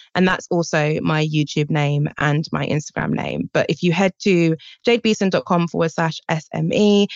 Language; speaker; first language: English; native; English